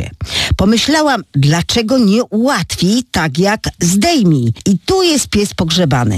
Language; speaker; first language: Polish; native; Polish